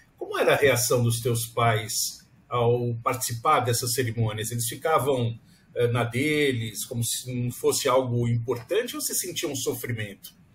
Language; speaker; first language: Portuguese; native; Portuguese